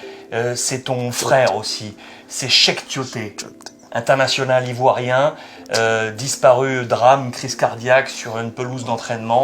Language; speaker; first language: French; native; French